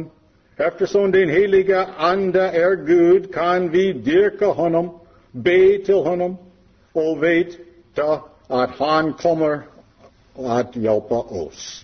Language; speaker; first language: Swedish; non-native, learner; English